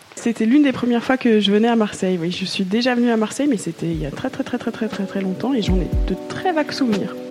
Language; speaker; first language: French; native; French